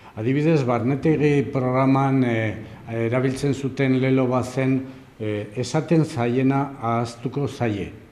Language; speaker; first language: Basque; non-native, local second language; Spanish